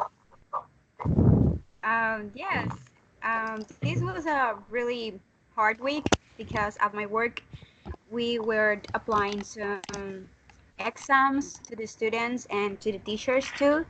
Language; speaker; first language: English; non-native, fluent; Spanish